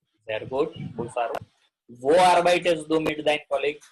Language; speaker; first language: German; non-native, learner; Gujarati